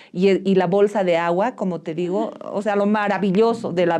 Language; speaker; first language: Spanish; native; Spanish